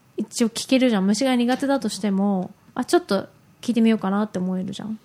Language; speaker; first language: Japanese; early bilingual, heritage; Japanese